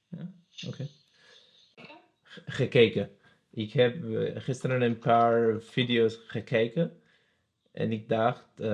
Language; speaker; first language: Dutch; non-native, learner; Spanish